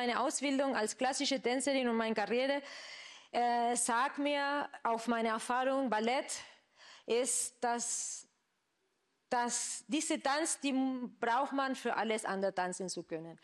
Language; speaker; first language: German; non-native, fluent; Spanish